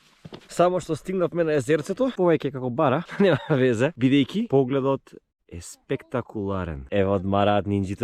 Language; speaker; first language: Macedonian; native; Macedonian